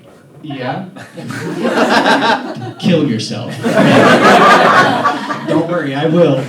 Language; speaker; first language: English; native; English